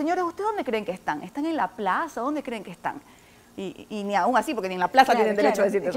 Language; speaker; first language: Spanish; native; Spanish